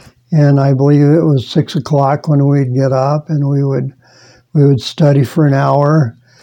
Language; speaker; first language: English; native; English